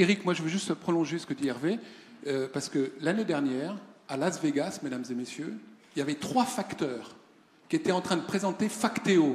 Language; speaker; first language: French; native; French